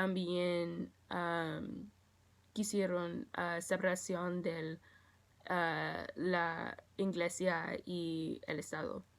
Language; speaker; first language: Spanish; non-native, learner; English